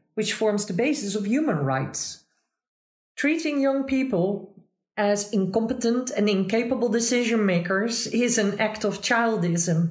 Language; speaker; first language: English; non-native, fluent; Dutch